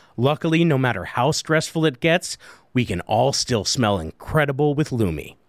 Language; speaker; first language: English; native; English